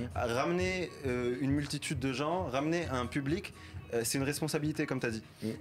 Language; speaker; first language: French; native; French